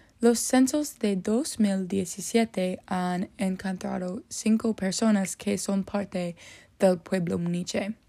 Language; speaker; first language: Spanish; non-native, learner; English